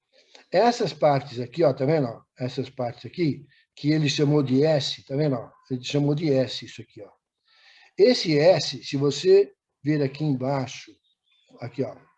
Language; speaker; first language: Portuguese; native; Portuguese